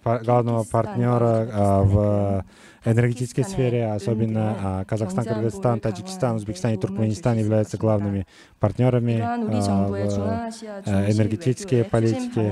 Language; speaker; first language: Russian; non-native, fluent; Korean